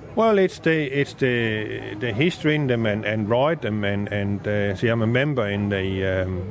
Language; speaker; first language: English; non-native, fluent; Danish